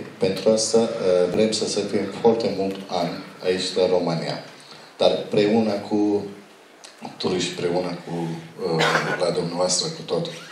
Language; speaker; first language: Romanian; non-native, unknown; Turkish